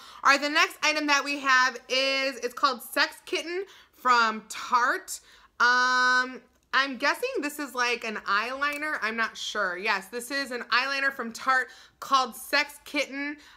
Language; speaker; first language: English; native; English